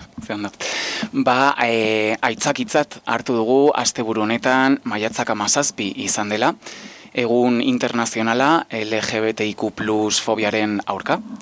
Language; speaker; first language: Basque; non-native, local second language; Spanish